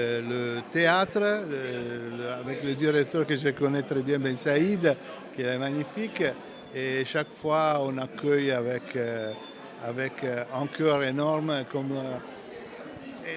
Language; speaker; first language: French; non-native, fluent; Italian